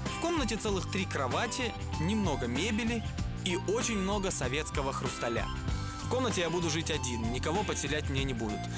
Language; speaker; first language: Russian; native; Russian